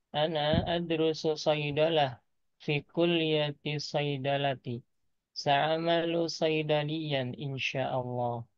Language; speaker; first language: Arabic; non-native, learner; Indonesian